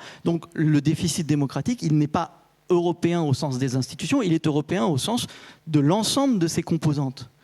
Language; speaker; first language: French; native; French